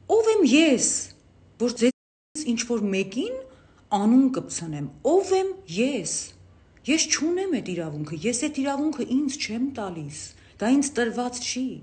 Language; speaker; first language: Armenian; native; Armenian